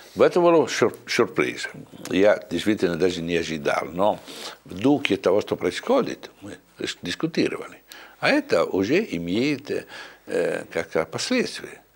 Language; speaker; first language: Russian; non-native, fluent; Italian